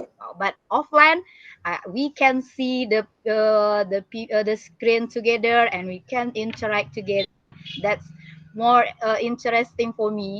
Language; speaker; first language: English; non-native, learner; Indonesian